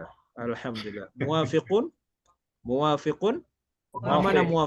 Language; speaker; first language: Arabic; non-native, fluent; Malay